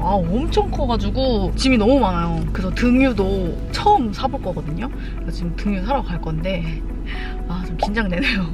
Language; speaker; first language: Korean; native; Korean